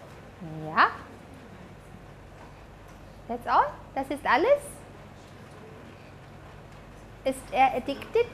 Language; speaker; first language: German; non-native, fluent; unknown